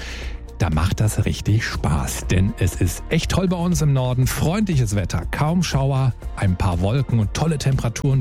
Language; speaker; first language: German; native; German